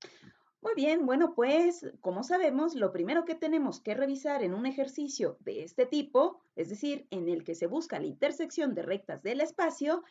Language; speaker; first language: Spanish; native; Spanish